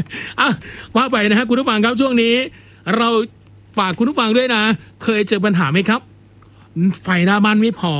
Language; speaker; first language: Thai; non-native, local second language; Northeastern Thai